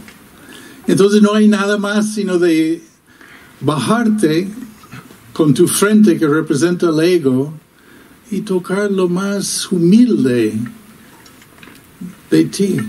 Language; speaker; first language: Spanish; non-native, fluent; English